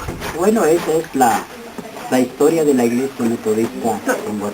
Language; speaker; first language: Spanish; non-native, local second language; Kʼicheʼ